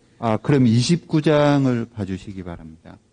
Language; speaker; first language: Korean; native; Korean